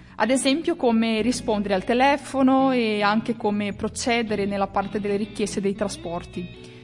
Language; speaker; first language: Italian; non-native, fluent; Portuguese